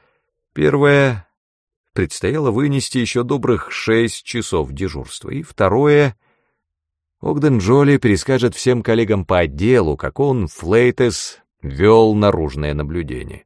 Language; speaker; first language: Russian; native; Russian